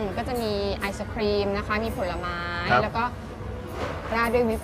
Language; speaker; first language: Thai; native; Thai